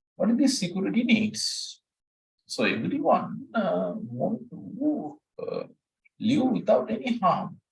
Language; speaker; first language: English; non-native, local second language; Sinhala